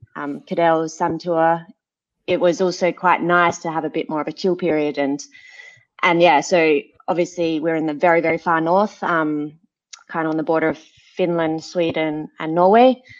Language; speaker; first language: English; native; English